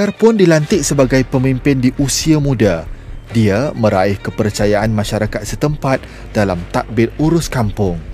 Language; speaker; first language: Malay; native; Malay